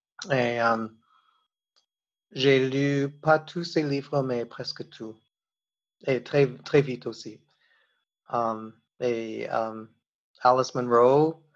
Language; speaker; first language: French; non-native, fluent; English